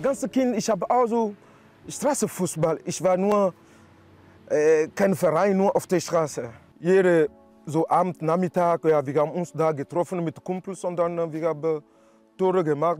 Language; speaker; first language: German; non-native, learner; French